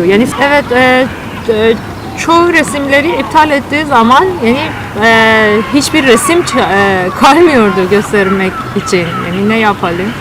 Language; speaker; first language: Turkish; non-native, learner; Persian